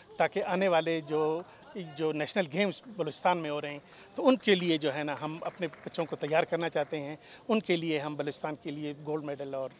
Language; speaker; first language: Urdu; non-native, local second language; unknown